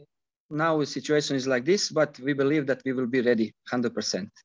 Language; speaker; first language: English; non-native, fluent; Croatian